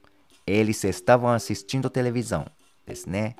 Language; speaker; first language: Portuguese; non-native, fluent; Japanese